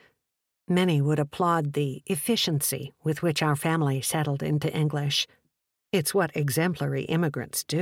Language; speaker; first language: English; early bilingual, other home language; Czech